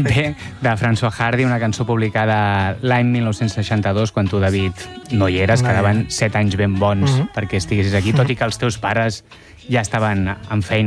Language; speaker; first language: Catalan; native; Catalan